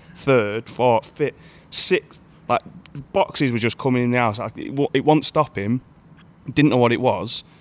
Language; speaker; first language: English; native; English